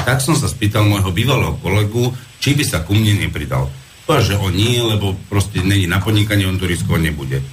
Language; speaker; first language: Slovak; non-native, fluent; Arabic